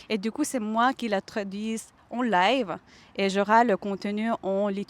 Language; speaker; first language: French; non-native, fluent; Lithuanian